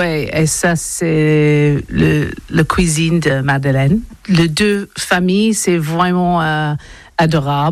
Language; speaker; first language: French; non-native, learner; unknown